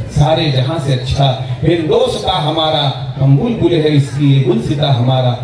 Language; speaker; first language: Hindi; non-native, local second language; Marathi